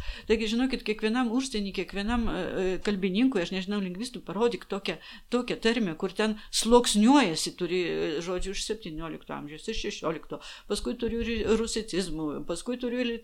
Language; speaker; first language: Lithuanian; non-native, local second language; Polish